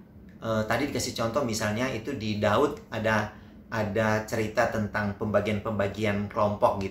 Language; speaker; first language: Indonesian; native; Indonesian